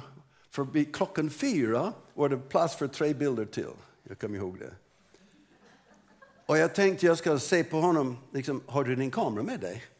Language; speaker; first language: Swedish; non-native, fluent; English